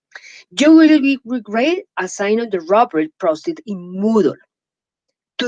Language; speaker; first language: English; non-native, fluent; Spanish